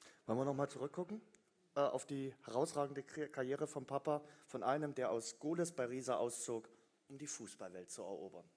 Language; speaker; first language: German; native; German